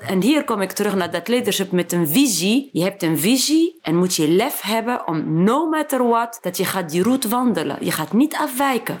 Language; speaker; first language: Dutch; non-native, fluent; Arabic